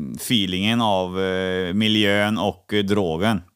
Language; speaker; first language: Swedish; native; Swedish